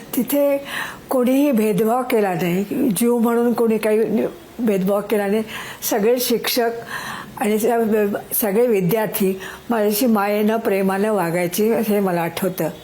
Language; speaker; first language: Marathi; native; Marathi